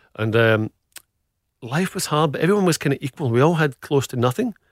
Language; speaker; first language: English; native; English